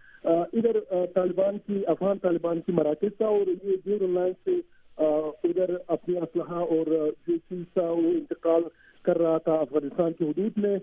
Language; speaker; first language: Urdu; non-native, learner; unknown